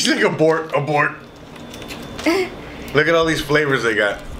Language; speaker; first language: English; native; English